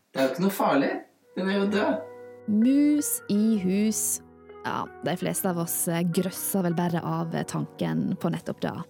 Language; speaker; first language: Norwegian; native; Norwegian